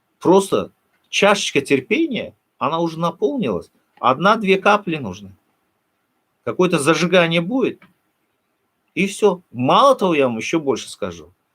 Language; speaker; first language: Russian; non-native, local second language; Turkmen